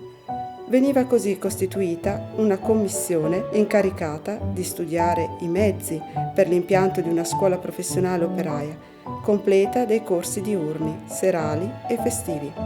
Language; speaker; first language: Italian; native; Italian